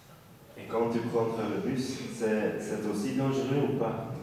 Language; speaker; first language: French; non-native, learner; Dutch